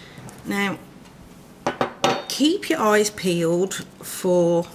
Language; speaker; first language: English; native; English